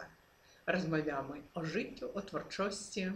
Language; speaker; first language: Polish; non-native, fluent; Ukrainian